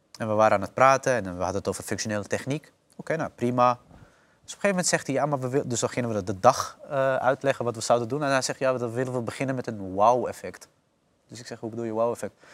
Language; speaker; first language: Dutch; native; Dutch